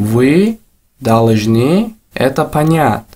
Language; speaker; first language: Russian; non-native, local second language; Tajik